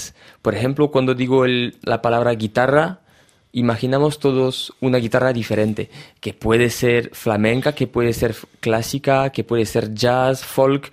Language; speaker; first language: Spanish; early bilingual, heritage; French